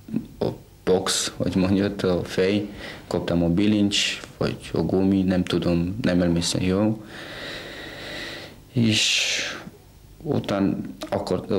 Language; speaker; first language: Hungarian; non-native, learner; Romanian